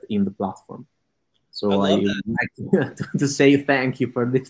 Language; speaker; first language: English; non-native, fluent; Italian